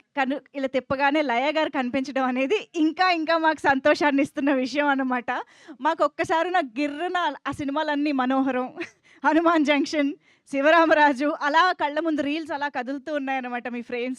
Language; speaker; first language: Telugu; native; Telugu